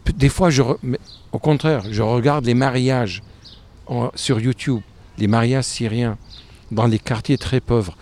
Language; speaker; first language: French; non-native, fluent; Arabic